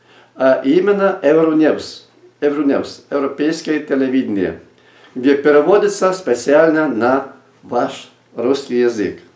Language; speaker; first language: Russian; non-native, local second language; Lithuanian